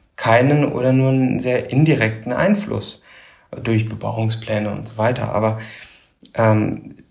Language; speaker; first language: German; native; German